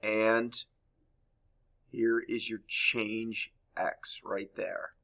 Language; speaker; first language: English; native; English